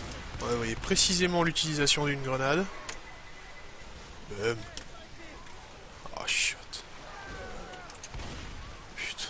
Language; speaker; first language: French; native; French